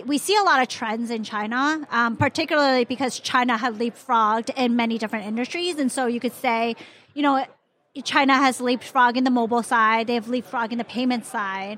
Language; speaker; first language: English; non-native, local second language; Cantonese